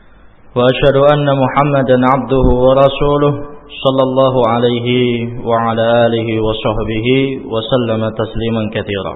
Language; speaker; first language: Arabic; non-native, fluent; Indonesian